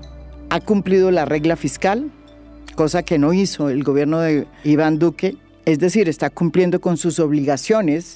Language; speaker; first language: Spanish; native; Spanish